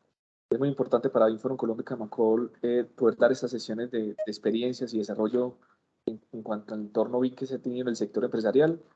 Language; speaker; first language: Spanish; native; Spanish